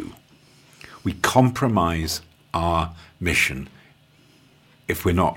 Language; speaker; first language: English; native; English